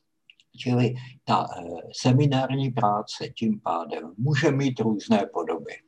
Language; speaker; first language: Czech; native; Czech